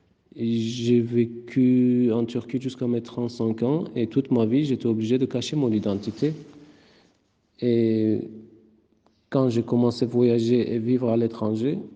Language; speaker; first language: French; non-native, fluent; Kurdish